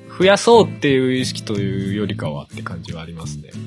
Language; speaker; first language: Japanese; native; Japanese